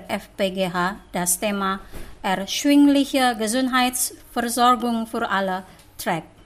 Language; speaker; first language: German; non-native, fluent; Indonesian